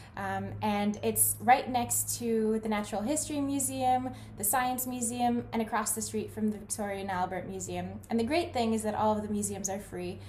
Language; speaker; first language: English; native; English